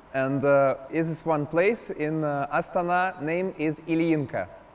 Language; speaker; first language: English; non-native, learner; Russian